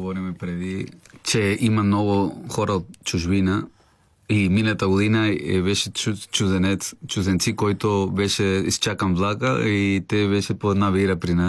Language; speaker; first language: Bulgarian; non-native, learner; Spanish